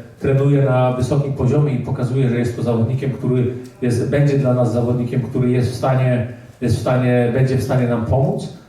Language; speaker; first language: Polish; early bilingual, heritage; Polish